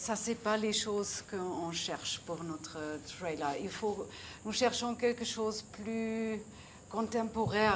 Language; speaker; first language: French; non-native, learner; German